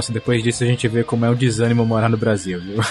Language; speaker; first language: Portuguese; native; Portuguese